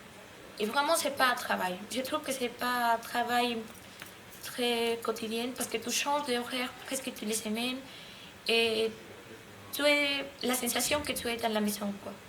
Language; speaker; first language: French; non-native, learner; Spanish